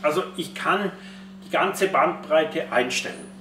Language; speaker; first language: German; native; German